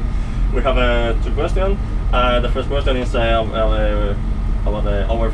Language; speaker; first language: English; non-native, learner; Spanish